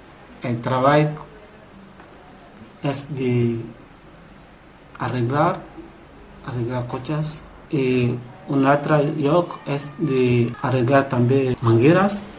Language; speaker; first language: Spanish; non-native, learner; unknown